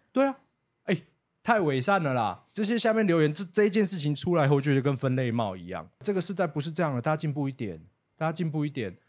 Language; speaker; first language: Chinese; native; Chinese